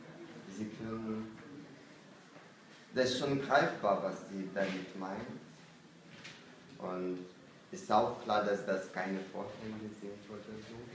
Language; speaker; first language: German; non-native, fluent; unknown